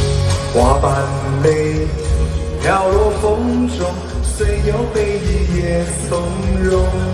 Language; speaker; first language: Chinese; native; Chinese